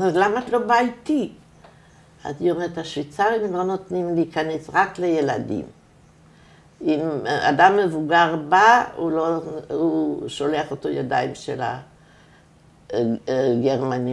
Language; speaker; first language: Hebrew; non-native, fluent; German